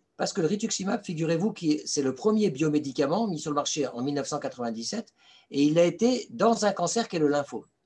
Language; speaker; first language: French; native; French